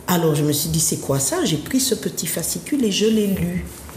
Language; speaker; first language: French; native; French